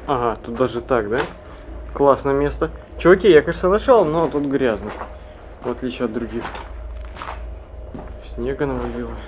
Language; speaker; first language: Russian; native; Russian